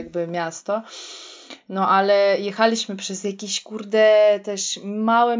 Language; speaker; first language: Polish; non-native, fluent; Russian